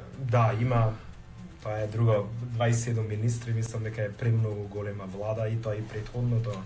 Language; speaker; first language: Macedonian; early bilingual, heritage; Macedonian